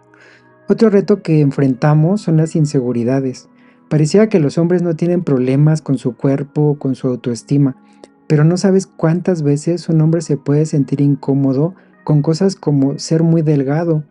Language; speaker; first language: Spanish; native; Spanish